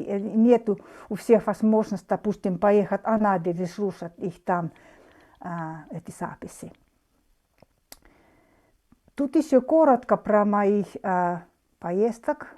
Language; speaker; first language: Russian; non-native, fluent; Finnish